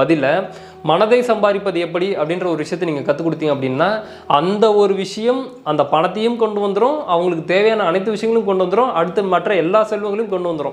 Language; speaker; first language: Tamil; native; Tamil